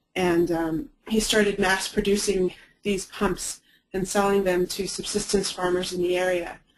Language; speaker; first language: English; native; English